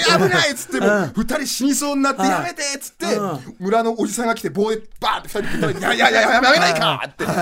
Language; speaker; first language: Japanese; non-native, fluent; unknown